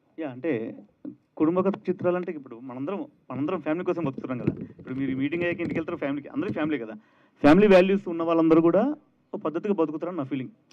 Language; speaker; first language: Telugu; native; Telugu